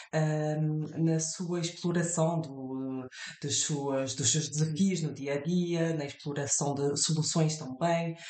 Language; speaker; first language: Portuguese; early bilingual, heritage; French